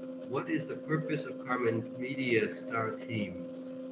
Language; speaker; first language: English; non-native, fluent; Vietnamese